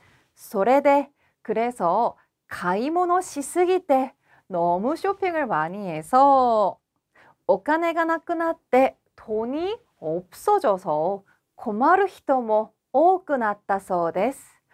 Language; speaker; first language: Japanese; non-native, fluent; Korean